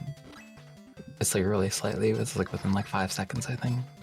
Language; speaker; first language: English; native; English